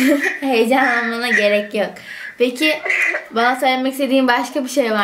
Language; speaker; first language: Turkish; native; Turkish